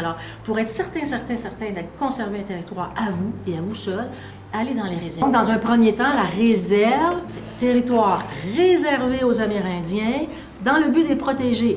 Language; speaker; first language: French; native; French